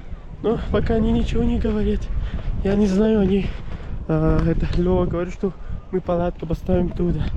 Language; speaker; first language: Russian; non-native, learner; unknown